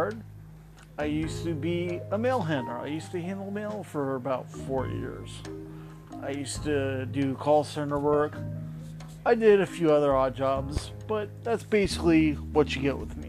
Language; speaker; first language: English; native; English